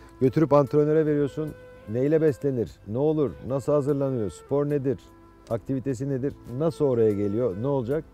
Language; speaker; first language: Turkish; native; Turkish